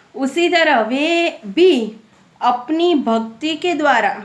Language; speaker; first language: Hindi; non-native, local second language; Gujarati